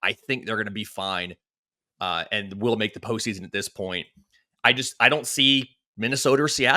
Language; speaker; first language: English; native; English